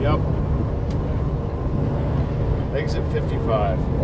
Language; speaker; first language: English; native; English